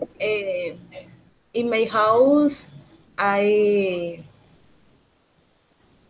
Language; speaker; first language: English; non-native, learner; Spanish